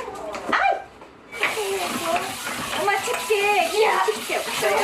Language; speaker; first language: Korean; non-native, learner; Filipino